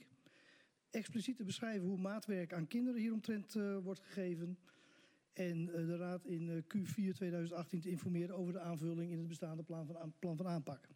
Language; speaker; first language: Dutch; native; Dutch